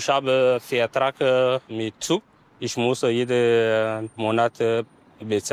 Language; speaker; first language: German; non-native, learner; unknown